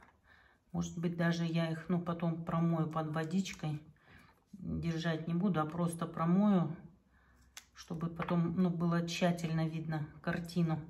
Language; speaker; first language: Russian; native; Russian